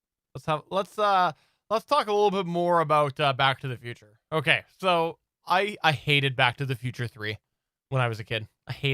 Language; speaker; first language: English; native; English